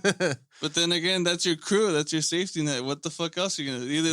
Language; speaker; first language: English; native; English